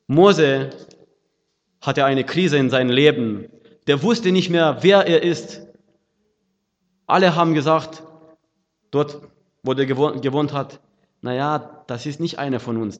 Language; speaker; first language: German; non-native, fluent; Russian